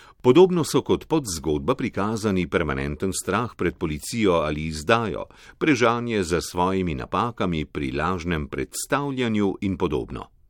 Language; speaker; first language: Slovenian; native; Slovenian